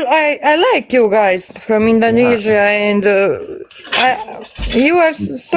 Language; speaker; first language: English; non-native, learner; Bosnian